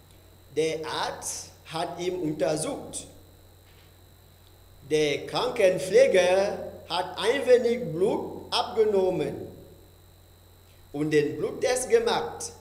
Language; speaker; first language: German; non-native, fluent; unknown